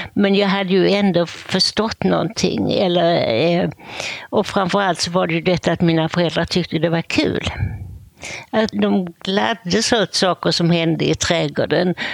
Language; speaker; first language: Swedish; native; Swedish